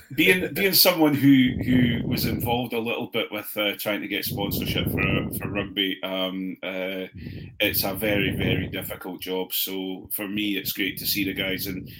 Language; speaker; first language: English; native; English